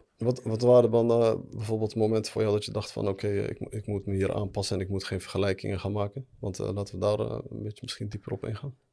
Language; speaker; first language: Dutch; early bilingual, other home language; Arabic